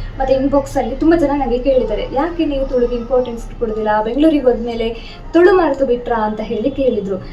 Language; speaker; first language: Kannada; native; Kannada